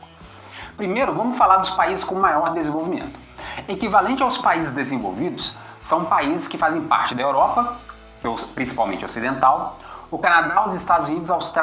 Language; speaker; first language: Portuguese; native; Portuguese